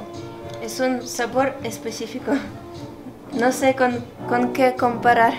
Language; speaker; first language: Spanish; non-native, fluent; Ukrainian